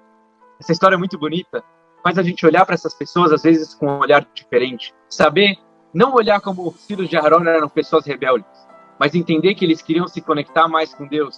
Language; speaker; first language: Portuguese; native; Portuguese